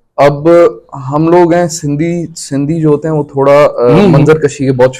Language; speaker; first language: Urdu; non-native, local second language; Sindhi